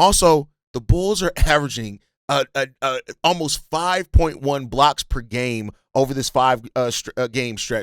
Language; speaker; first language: English; native; English